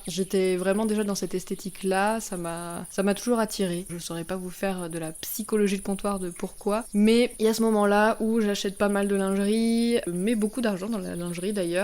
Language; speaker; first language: French; native; French